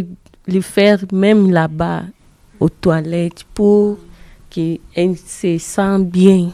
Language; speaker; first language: French; non-native, learner; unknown